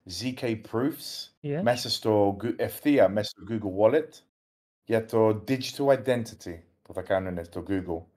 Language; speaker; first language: Greek; early bilingual, heritage; English